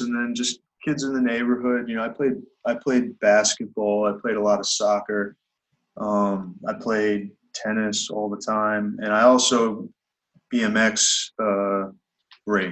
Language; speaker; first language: English; native; English